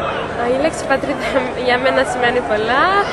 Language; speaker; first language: Greek; non-native, fluent; Albanian